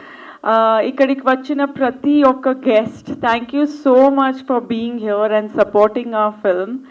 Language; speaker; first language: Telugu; non-native, fluent; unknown